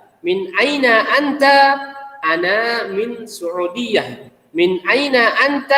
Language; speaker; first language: Arabic; non-native, fluent; Indonesian